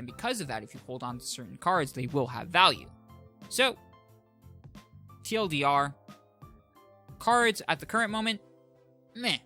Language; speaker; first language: English; native; English